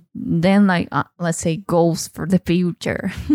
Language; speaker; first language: English; non-native, fluent; Portuguese